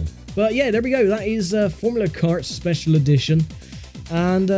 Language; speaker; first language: English; native; English